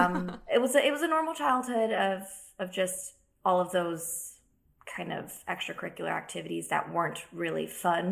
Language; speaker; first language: English; native; English